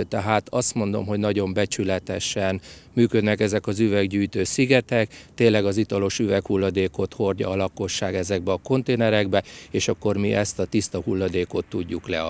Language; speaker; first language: Hungarian; native; Hungarian